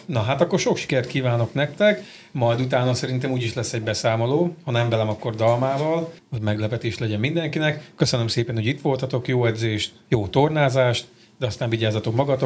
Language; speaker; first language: Hungarian; native; Hungarian